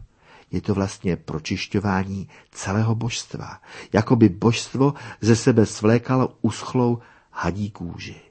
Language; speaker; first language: Czech; native; Czech